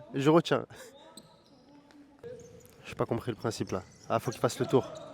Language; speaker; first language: French; native; French